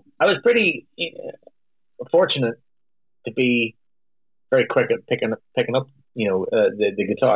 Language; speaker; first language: English; native; English